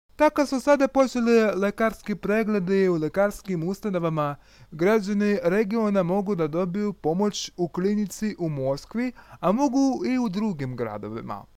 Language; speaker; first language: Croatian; non-native, learner; Russian